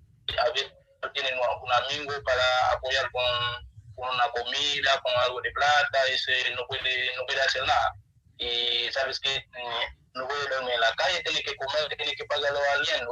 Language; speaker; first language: Spanish; non-native, learner; Haitian Creole